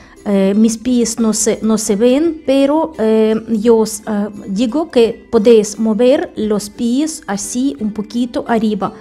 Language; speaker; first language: Spanish; non-native, fluent; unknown